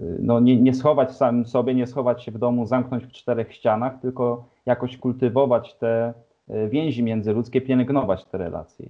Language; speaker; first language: Polish; native; Polish